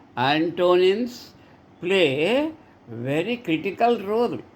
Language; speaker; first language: English; non-native, local second language; Telugu